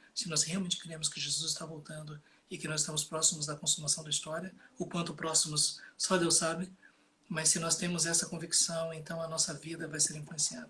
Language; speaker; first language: Portuguese; native; Portuguese